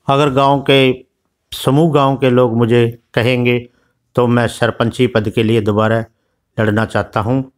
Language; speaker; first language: Hindi; native; Hindi